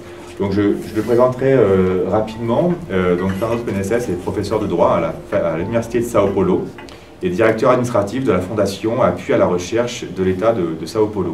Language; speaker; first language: French; native; French